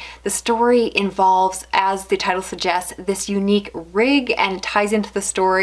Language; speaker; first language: English; native; English